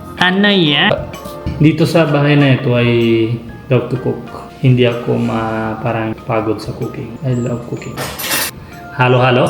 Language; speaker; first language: Filipino; non-native, learner; Punjabi